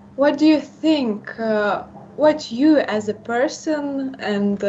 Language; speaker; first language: English; non-native, fluent; Lithuanian